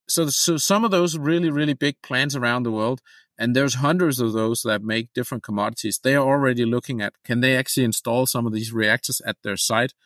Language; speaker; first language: English; non-native, fluent; Danish